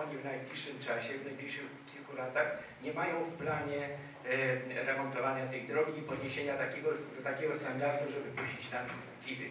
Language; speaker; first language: Polish; native; Polish